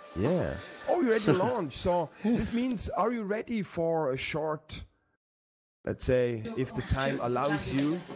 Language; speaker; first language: English; non-native, fluent; German